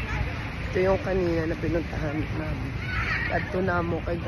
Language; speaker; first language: Filipino; non-native, local second language; Cebuano